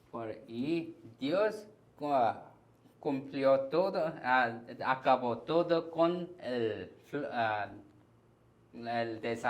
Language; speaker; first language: Spanish; non-native, learner; Korean